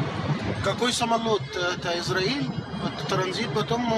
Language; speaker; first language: Russian; non-native, learner; Arabic